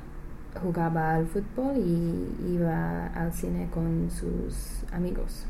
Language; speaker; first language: Spanish; non-native, learner; English